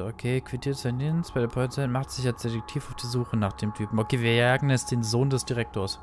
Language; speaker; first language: German; native; German